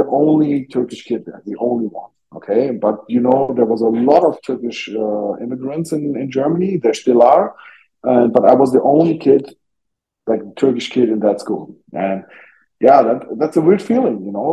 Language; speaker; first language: English; non-native, fluent; German